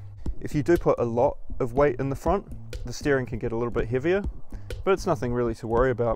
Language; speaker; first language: English; native; English